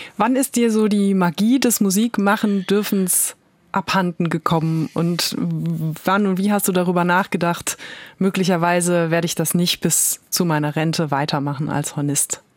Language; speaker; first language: German; native; German